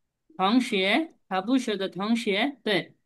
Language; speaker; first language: Chinese; non-native, learner; Bangla